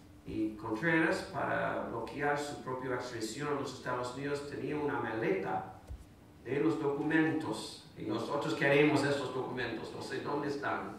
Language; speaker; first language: Spanish; non-native, fluent; English